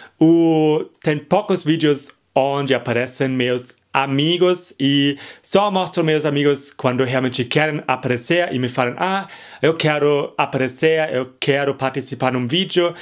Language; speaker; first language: Portuguese; non-native, fluent; German